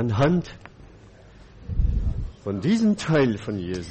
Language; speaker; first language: German; non-native, fluent; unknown